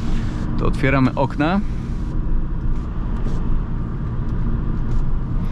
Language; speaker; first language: Polish; native; Polish